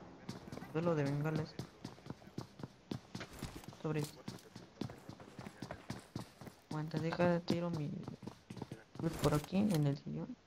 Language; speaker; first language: Spanish; native; Spanish